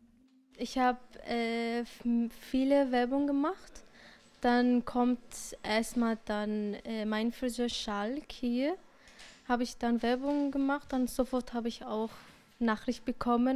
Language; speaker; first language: German; non-native, learner; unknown